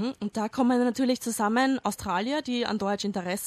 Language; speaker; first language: German; native; German